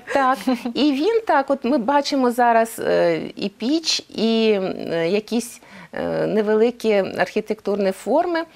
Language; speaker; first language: Ukrainian; non-native, local second language; Russian